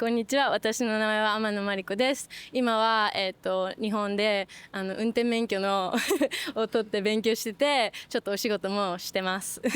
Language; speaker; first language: Japanese; early bilingual, heritage; Dutch